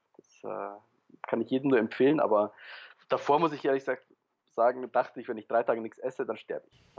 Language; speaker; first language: German; early bilingual, other home language; Polish